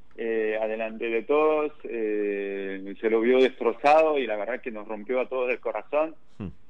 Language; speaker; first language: Spanish; non-native, fluent; French